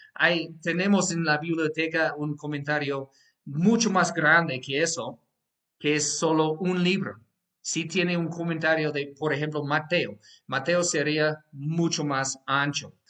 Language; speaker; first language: Spanish; non-native, fluent; English